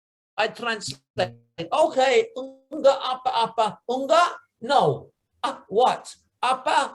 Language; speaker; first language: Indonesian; non-native, learner; English